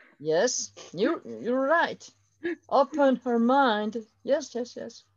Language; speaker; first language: English; non-native, learner; French